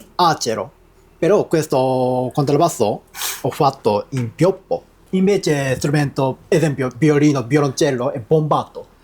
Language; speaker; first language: Italian; non-native, learner; Japanese